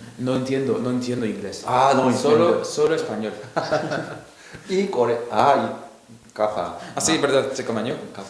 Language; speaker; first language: Spanish; non-native, learner; Korean